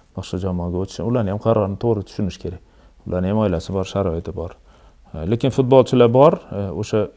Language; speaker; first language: Uzbek; native; Uzbek